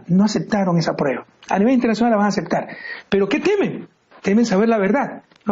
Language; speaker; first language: Spanish; native; Spanish